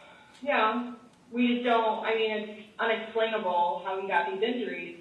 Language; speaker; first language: English; native; English